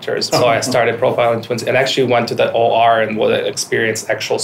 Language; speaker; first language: English; non-native, fluent; Ukrainian